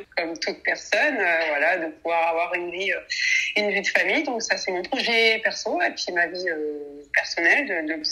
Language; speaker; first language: French; early bilingual, other home language; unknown